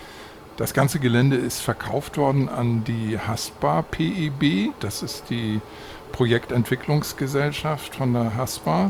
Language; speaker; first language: German; native; German